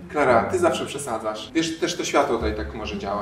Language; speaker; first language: Polish; native; Polish